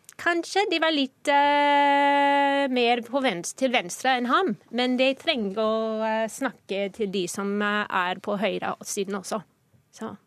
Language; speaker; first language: Norwegian; non-native, fluent; English